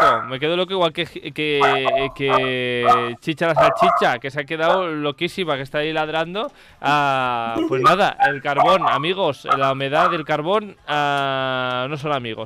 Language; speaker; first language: Spanish; native; Spanish